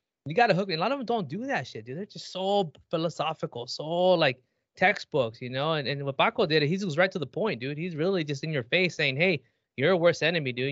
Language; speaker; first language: English; early bilingual, other home language; Spanish